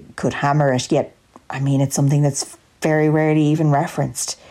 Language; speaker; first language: English; native; English